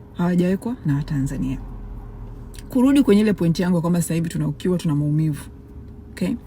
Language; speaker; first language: Swahili; native; Swahili